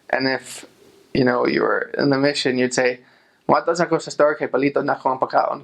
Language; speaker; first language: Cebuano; non-native, fluent; English